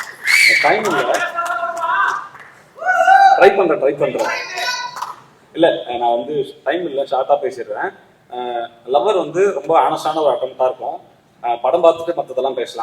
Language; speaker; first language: Tamil; native; Tamil